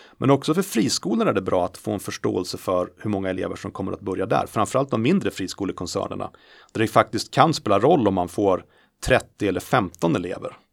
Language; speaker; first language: Swedish; native; Swedish